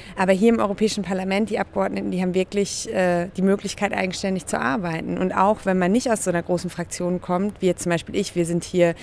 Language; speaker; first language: German; native; German